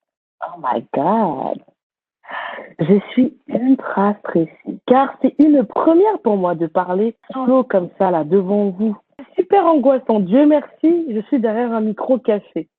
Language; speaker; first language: French; native; French